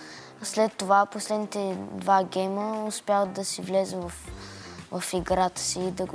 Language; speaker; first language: Bulgarian; early bilingual, heritage; Russian